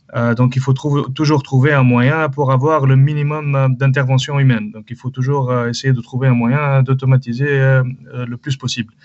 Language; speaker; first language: French; non-native, local second language; Arabic